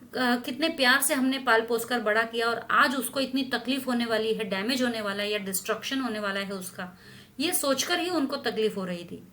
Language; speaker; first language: Hindi; non-native, local second language; Marathi